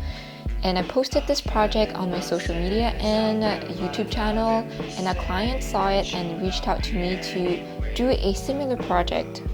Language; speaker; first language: English; non-native, local second language; French